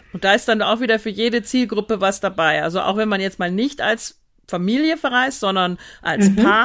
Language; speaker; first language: German; native; German